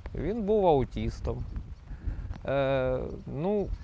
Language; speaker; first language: Ukrainian; native; Ukrainian